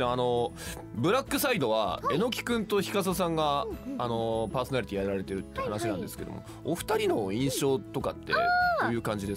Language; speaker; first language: Japanese; native; Japanese